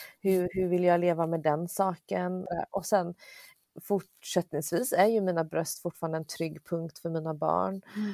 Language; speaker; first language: Swedish; early bilingual, other home language; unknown